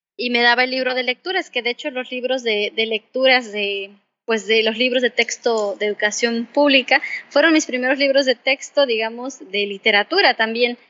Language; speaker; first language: Spanish; native; Spanish